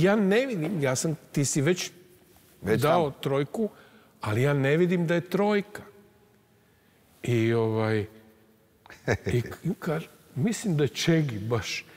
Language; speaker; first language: Serbian; native; Serbian